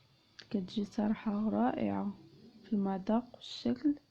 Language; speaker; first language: Arabic; native; Arabic